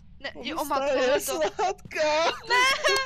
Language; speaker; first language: Czech; native; Czech